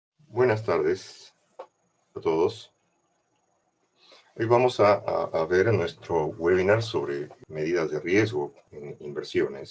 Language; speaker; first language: Spanish; native; Spanish